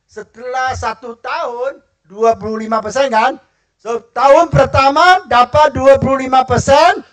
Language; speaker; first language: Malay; non-native, local second language; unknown